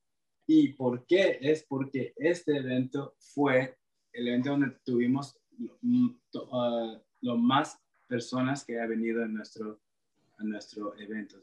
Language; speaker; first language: Spanish; early bilingual, heritage; Spanish